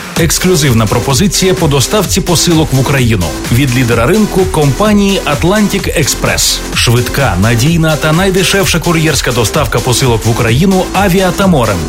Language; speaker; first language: Ukrainian; native; Ukrainian